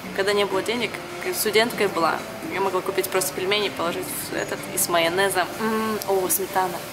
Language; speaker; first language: Russian; early bilingual, heritage; Russian